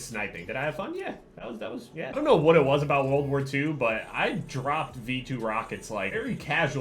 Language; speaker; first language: English; native; English